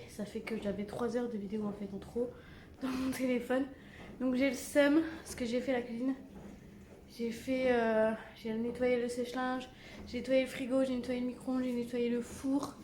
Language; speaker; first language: French; native; French